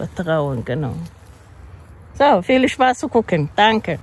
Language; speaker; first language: German; non-native, learner; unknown